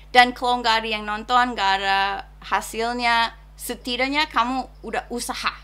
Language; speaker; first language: Indonesian; non-native, fluent; English